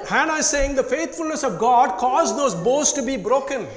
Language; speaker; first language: English; non-native, local second language; Tamil